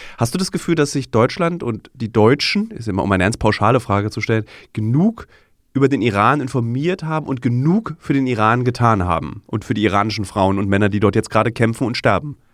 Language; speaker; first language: German; native; German